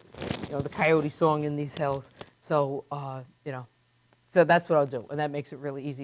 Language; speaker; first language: English; native; English